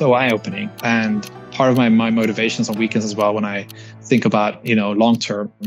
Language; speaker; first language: English; non-native, fluent; Swedish